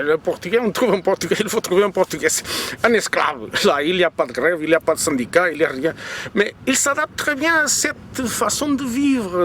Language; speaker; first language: French; non-native, fluent; Portuguese